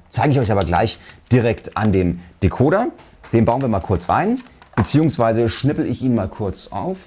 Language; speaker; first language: German; native; German